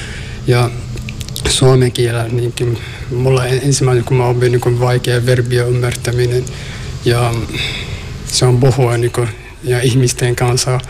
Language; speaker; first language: Finnish; non-native, learner; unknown